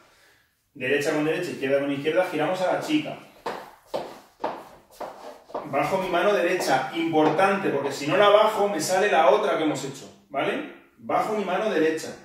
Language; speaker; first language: Spanish; native; Spanish